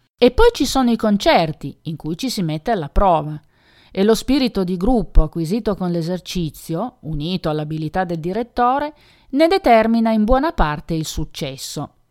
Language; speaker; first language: Italian; native; Italian